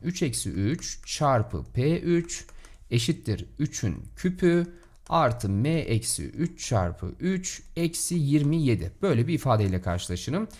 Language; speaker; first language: Turkish; native; Turkish